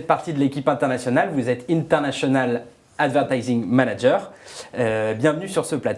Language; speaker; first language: French; native; French